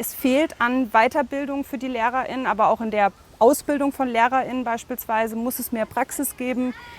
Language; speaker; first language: German; native; German